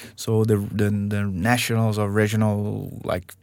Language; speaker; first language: English; non-native, fluent; Portuguese